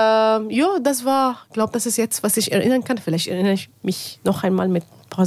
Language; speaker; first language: German; non-native, learner; Arabic